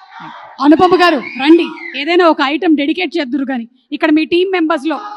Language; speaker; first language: Telugu; native; Telugu